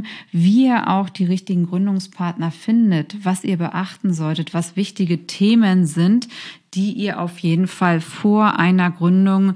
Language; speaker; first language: German; native; German